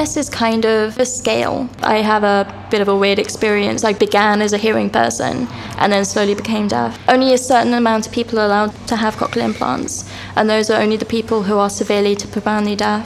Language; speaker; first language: English; native; English